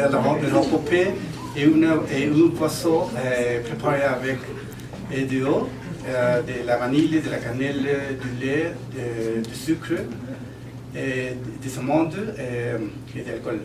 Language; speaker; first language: French; non-native, learner; Spanish